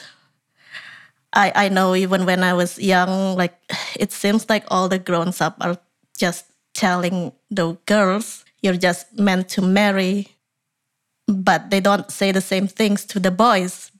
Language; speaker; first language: English; non-native, fluent; Indonesian